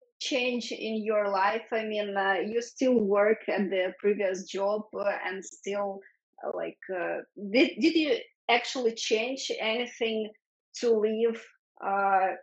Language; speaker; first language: English; non-native, fluent; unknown